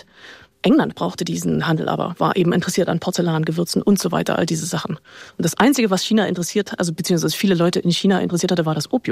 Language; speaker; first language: German; native; German